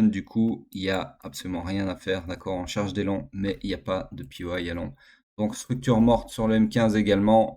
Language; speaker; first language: French; native; French